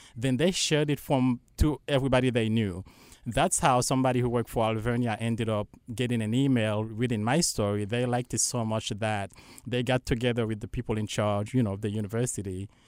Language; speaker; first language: English; non-native, fluent; Haitian Creole